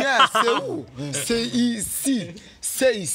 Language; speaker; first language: French; non-native, local second language; Rundi